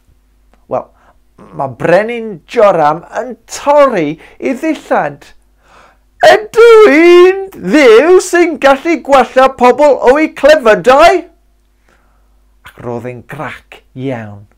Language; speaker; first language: Welsh; non-native, local second language; English